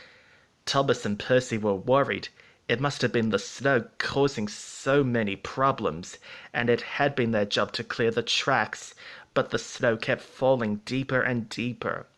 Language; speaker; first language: English; native; English